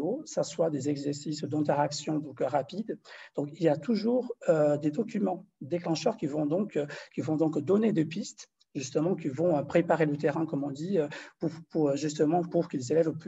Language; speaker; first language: French; non-native, fluent; Portuguese